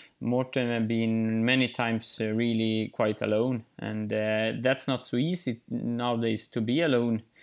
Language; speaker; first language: English; non-native, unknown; Swedish